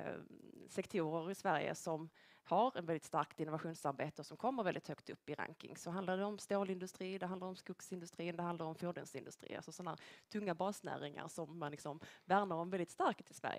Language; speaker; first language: Swedish; native; Swedish